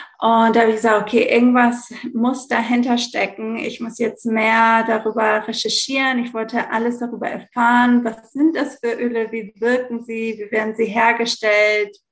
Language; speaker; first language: German; early bilingual, heritage; German